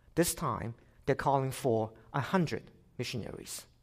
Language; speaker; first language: English; non-native, local second language; Cantonese